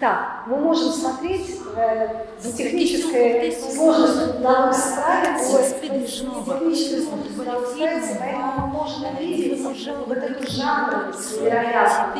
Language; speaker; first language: Russian; native; Russian